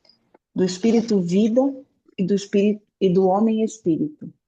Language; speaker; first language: Portuguese; native; Portuguese